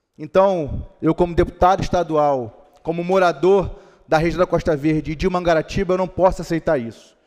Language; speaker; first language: Portuguese; native; Portuguese